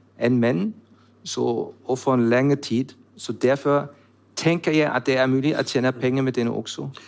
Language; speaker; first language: Norwegian; non-native, learner; German